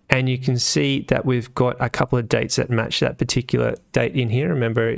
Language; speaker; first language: English; native; English